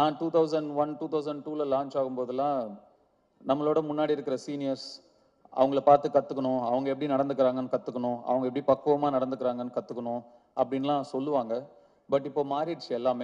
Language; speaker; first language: Tamil; native; Tamil